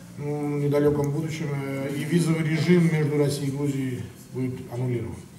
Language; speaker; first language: Russian; non-native, local second language; Georgian